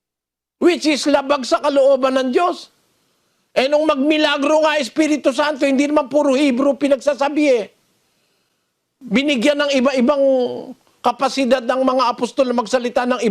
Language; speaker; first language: Filipino; native; Filipino